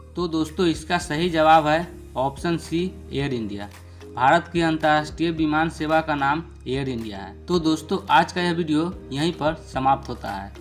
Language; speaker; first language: Hindi; native; Hindi